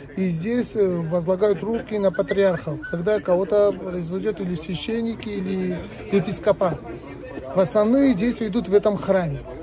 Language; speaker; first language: Russian; non-native, local second language; Georgian